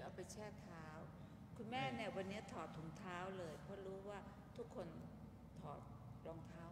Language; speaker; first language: Thai; native; Thai